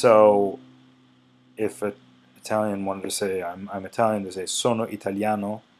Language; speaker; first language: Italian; non-native, fluent; English